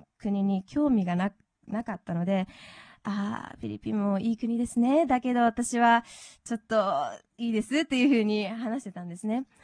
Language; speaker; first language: Japanese; native; Japanese